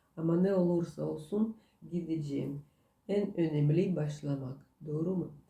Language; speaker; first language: Turkish; non-native, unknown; Russian